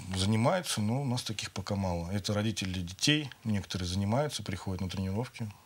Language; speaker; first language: Russian; native; Russian